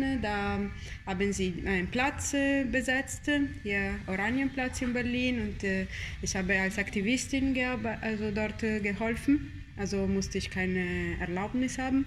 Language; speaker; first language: German; non-native, fluent; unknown